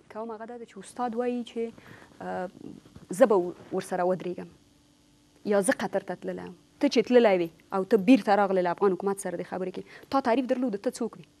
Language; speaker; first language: Pashto; non-native, local second language; Persian